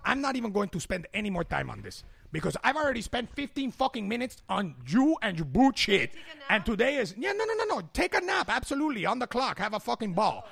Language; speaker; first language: English; early bilingual, other home language; Spanish